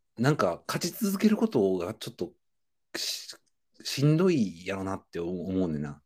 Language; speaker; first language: Japanese; native; Japanese